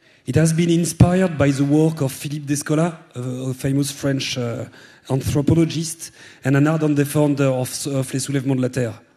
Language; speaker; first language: English; non-native, fluent; French